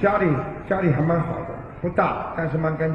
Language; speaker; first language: Chinese; native; Chinese